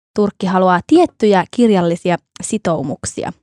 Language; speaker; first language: Finnish; native; Finnish